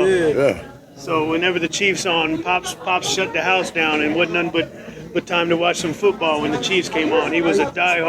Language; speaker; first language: English; native; English